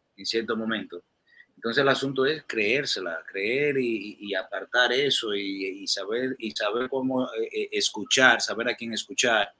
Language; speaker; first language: Spanish; native; Spanish